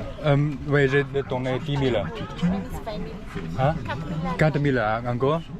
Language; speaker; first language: French; non-native, learner; Chinese